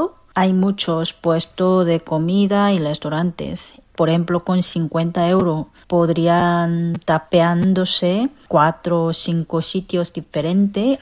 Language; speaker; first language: Spanish; non-native, fluent; Korean